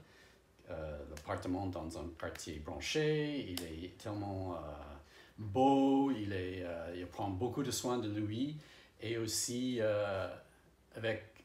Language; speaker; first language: French; non-native, fluent; English